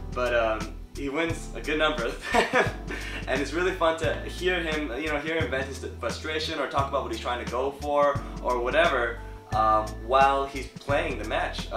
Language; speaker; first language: English; native; English